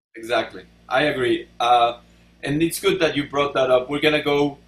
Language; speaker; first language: English; non-native, fluent; Spanish